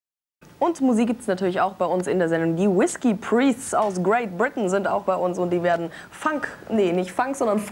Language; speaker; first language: German; native; German